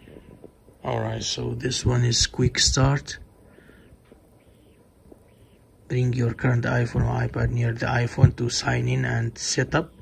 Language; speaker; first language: English; non-native, fluent; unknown